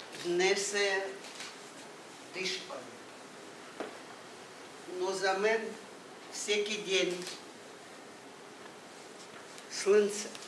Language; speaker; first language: Bulgarian; non-native, learner; Russian